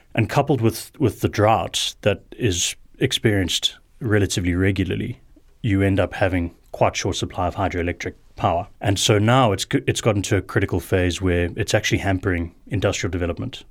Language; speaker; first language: English; native; English